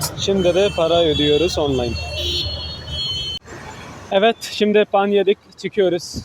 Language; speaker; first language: Turkish; non-native, fluent; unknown